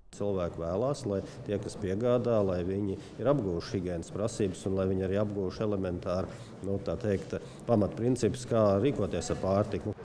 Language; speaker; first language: Latvian; native; Latvian